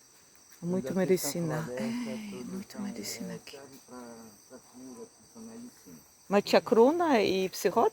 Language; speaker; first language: Portuguese; non-native, learner; English